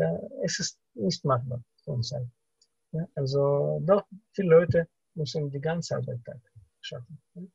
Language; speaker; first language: German; non-native, fluent; Russian